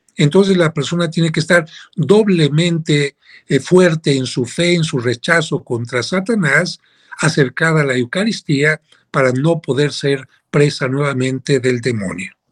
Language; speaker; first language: Spanish; native; Spanish